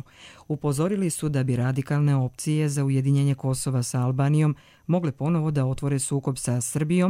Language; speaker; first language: Croatian; native; Croatian